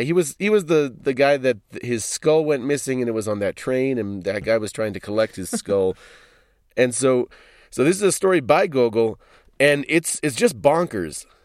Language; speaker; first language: English; native; English